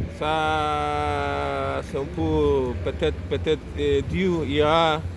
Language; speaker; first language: French; non-native, learner; Spanish